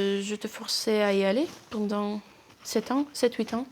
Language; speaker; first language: French; non-native, fluent; Russian